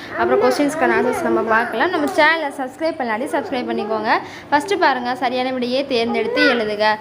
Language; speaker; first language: Tamil; native; Tamil